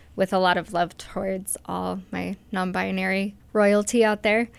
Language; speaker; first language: English; native; English